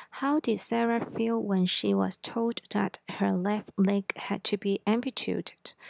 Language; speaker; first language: English; non-native, local second language; Cantonese